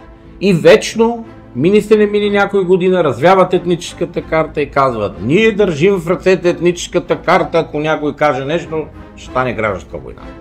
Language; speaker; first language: Bulgarian; native; Bulgarian